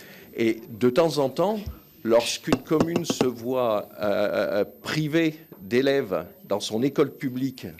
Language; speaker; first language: French; native; French